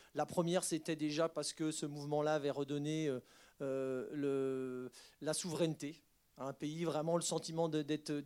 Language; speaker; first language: French; native; French